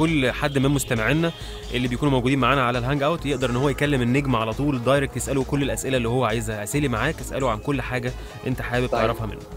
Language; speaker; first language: Arabic; native; Arabic